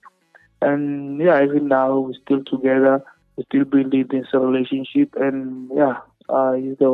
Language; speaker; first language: English; non-native, local second language; Northern Sotho